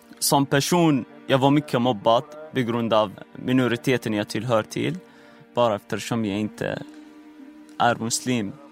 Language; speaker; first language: Swedish; non-native, fluent; Arabic